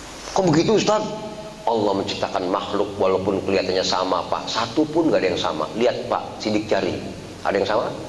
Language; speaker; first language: Indonesian; native; Indonesian